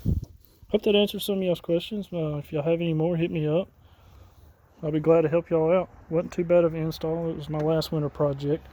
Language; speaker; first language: English; native; English